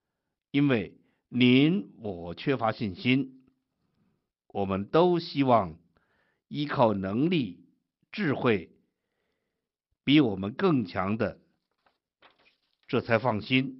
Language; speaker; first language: Chinese; native; Chinese